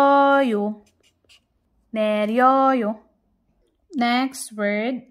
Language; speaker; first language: Korean; non-native, fluent; Filipino